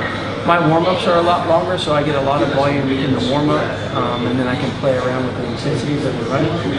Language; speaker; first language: English; native; English